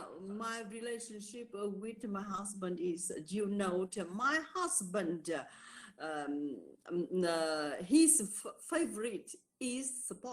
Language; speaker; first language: English; non-native, learner; Vietnamese